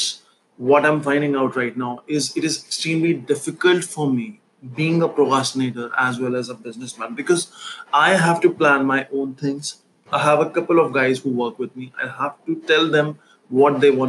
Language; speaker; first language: English; non-native, local second language; Hindi